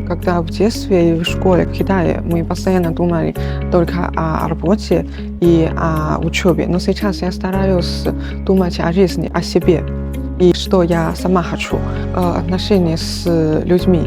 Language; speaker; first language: Russian; non-native, fluent; Chinese